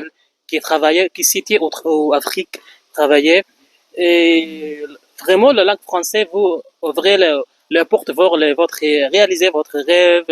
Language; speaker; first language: French; non-native, fluent; Arabic